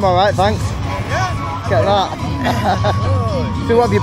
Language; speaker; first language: English; native; English